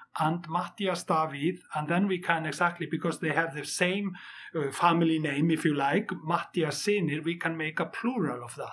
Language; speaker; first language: English; non-native, fluent; Icelandic